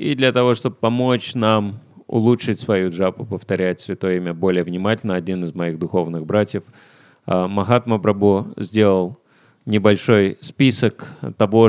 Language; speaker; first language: Russian; native; Russian